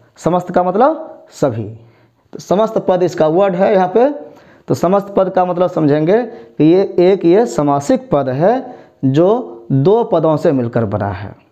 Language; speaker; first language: Hindi; native; Hindi